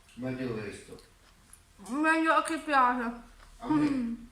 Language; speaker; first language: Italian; non-native, fluent; Thai